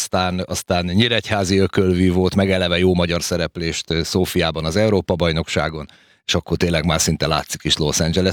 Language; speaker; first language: Hungarian; native; Hungarian